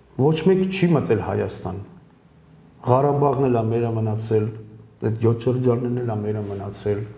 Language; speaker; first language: Armenian; early bilingual, heritage; Armenian